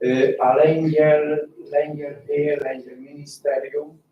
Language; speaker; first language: Hungarian; non-native, fluent; Polish